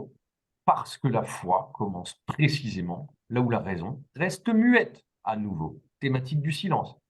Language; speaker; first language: French; native; French